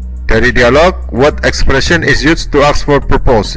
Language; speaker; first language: English; non-native, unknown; Indonesian